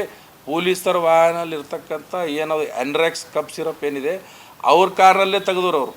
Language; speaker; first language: Kannada; native; Kannada